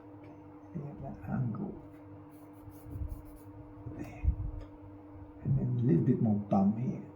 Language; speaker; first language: English; non-native, fluent; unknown